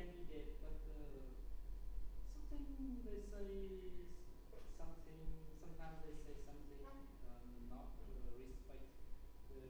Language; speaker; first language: English; non-native, learner; Vietnamese